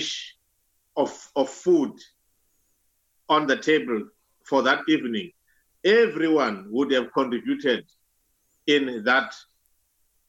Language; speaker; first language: English; non-native, local second language; Zulu